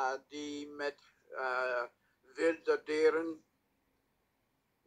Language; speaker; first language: Dutch; non-native, learner; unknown